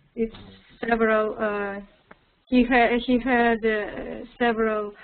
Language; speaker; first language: English; non-native, learner; Russian